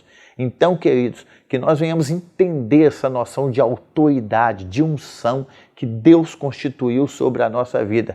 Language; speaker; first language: Portuguese; native; Portuguese